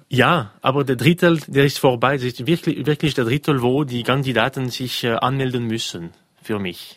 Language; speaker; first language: German; non-native, local second language; French